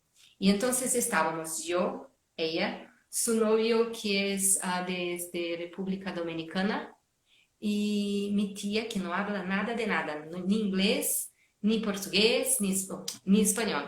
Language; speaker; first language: Spanish; non-native, fluent; Portuguese